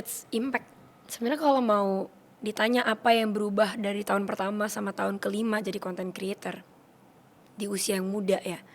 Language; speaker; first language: Indonesian; native; Indonesian